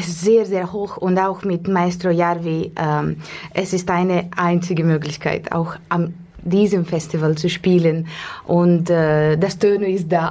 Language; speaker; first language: German; non-native, learner; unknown